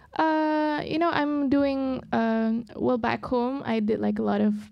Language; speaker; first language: English; non-native, local second language; Malay